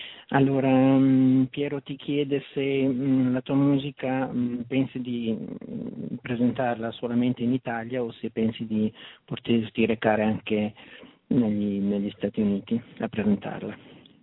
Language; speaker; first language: Italian; native; Italian